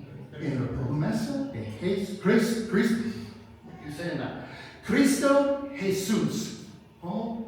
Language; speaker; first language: Spanish; non-native, fluent; English